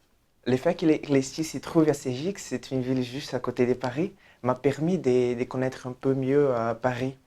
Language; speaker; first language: French; non-native, fluent; Portuguese